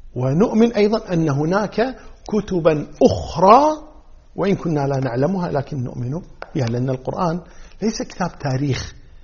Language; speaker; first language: Arabic; native; Arabic